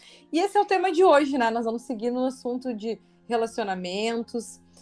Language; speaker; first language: Portuguese; native; Portuguese